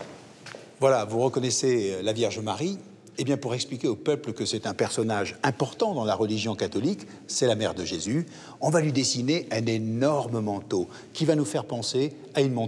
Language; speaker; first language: French; native; French